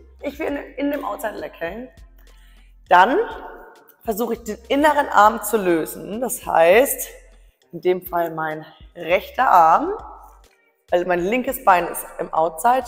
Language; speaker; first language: German; native; German